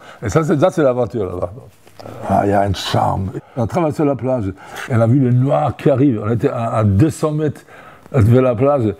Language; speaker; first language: French; non-native, fluent; German